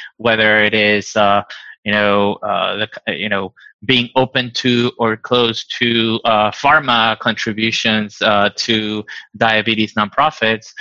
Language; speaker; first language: English; non-native, fluent; Spanish